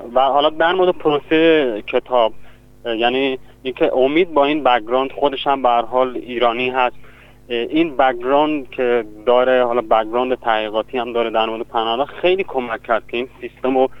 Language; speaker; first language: Persian; non-native, local second language; Kurdish